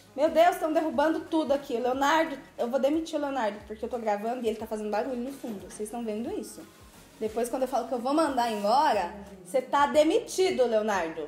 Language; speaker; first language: Portuguese; native; Portuguese